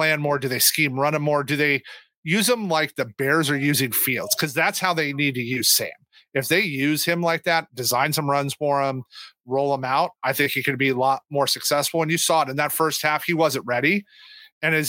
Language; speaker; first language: English; native; English